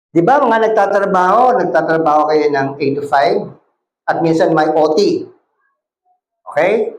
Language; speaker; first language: Filipino; non-native, local second language; Cebuano